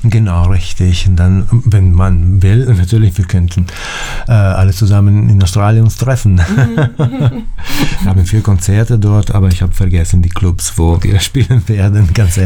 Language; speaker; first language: German; non-native, fluent; Italian